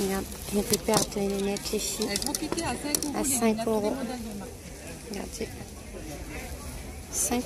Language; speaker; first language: French; non-native, fluent; Arabic